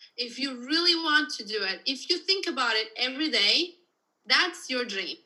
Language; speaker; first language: English; non-native, fluent; Turkish